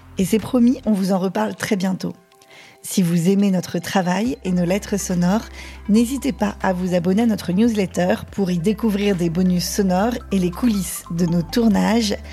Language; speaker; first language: French; native; French